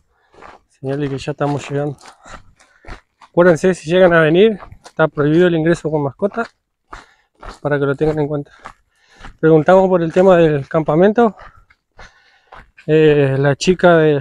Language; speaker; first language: Spanish; native; Spanish